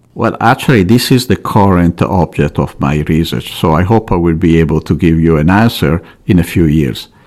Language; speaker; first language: English; non-native, fluent; Italian